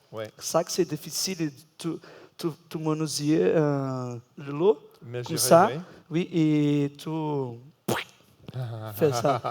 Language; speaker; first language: French; non-native, learner; Portuguese